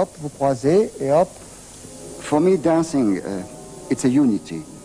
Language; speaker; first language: English; non-native, fluent; French